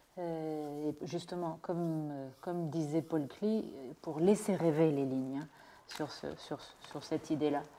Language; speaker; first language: French; native; French